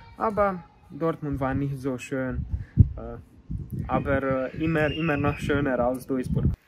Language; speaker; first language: German; non-native, learner; Bosnian